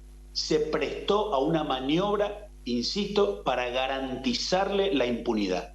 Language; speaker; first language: Spanish; native; Spanish